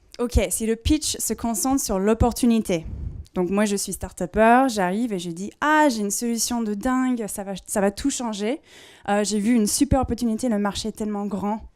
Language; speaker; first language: French; non-native, fluent; English